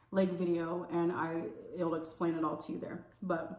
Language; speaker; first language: English; native; English